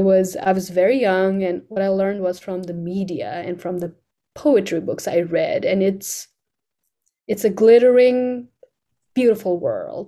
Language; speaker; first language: English; non-native, local second language; Nepali